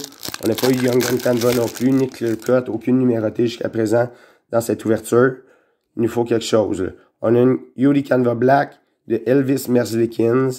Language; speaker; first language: French; native; French